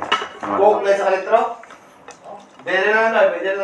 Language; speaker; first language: Filipino; non-native, local second language; Hiligaynon